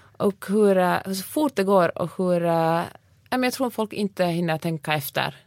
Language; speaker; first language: Swedish; native; Swedish